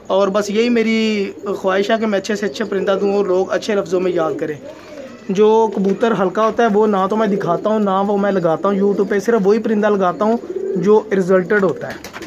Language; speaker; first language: Urdu; non-native, local second language; Punjabi